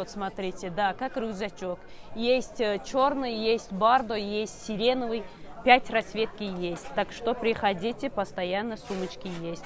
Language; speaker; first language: Russian; non-native, learner; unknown